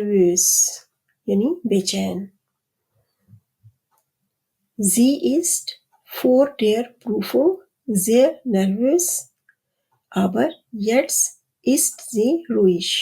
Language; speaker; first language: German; non-native, fluent; Urdu